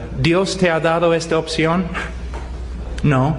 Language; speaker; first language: Spanish; non-native, fluent; English